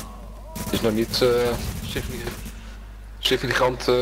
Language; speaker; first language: Dutch; native; Dutch